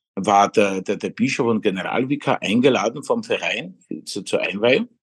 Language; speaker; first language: German; non-native, fluent; Polish